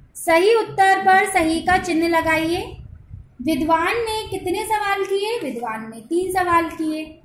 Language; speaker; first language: Hindi; native; Hindi